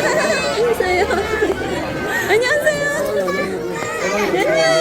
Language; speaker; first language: Korean; non-native, learner; Filipino